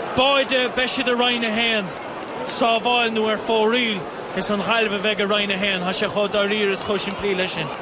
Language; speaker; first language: Irish; native; Irish